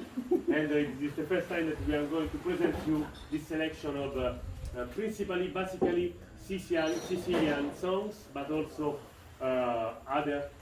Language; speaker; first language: English; non-native, fluent; Italian